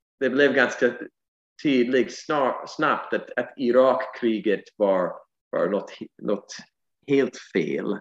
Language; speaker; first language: Swedish; non-native, fluent; English